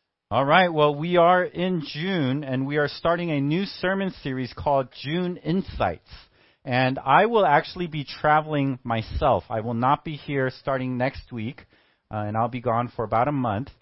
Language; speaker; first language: English; native; English